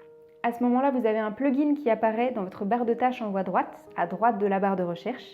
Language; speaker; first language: French; native; French